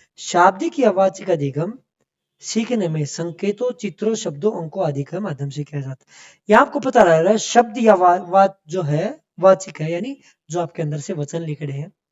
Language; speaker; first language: Hindi; native; Hindi